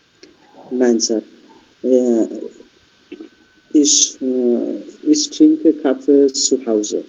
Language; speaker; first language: German; non-native, learner; Bangla